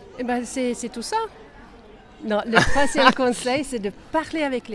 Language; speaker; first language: French; non-native, fluent; Swedish